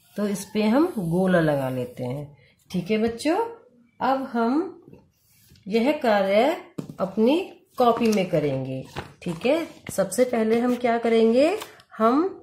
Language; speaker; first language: Hindi; native; Hindi